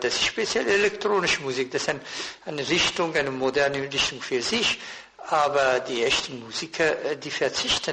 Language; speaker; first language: German; non-native, fluent; Persian